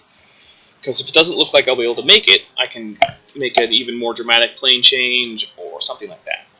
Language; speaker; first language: English; native; English